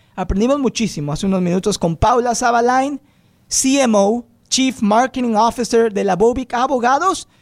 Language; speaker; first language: Spanish; native; Spanish